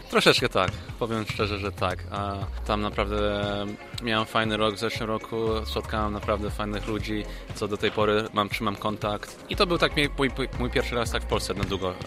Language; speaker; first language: Polish; early bilingual, heritage; Polish